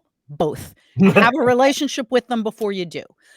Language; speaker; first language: English; native; English